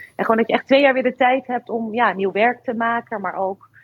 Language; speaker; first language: Dutch; native; Dutch